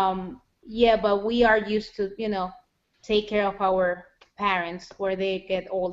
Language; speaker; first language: English; non-native, learner; Spanish